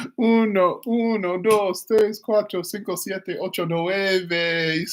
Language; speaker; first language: Spanish; non-native, learner; English